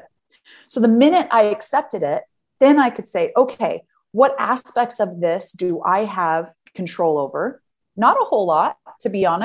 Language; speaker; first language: English; native; English